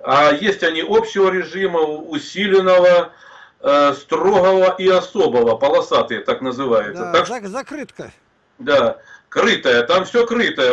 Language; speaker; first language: Russian; native; Russian